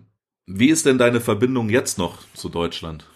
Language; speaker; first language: German; native; German